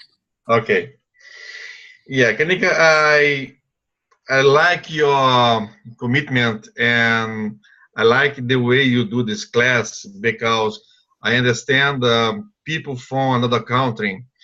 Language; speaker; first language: English; non-native, fluent; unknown